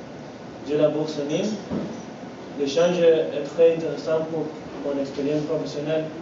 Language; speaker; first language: French; non-native, learner; Spanish